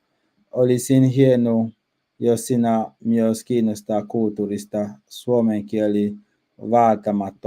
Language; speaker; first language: Finnish; non-native, learner; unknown